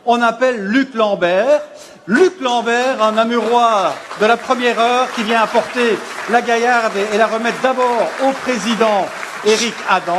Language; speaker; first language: French; native; French